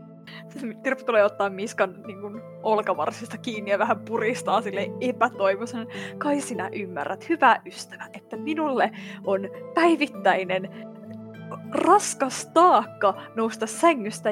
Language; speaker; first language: Finnish; native; Finnish